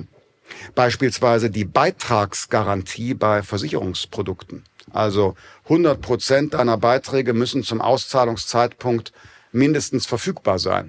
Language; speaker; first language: German; native; German